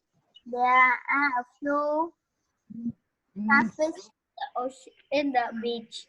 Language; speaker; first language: English; non-native, learner; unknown